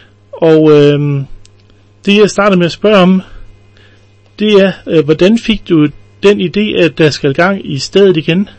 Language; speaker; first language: Danish; native; Danish